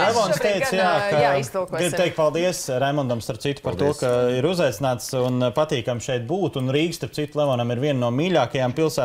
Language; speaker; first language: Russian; non-native, learner; Latvian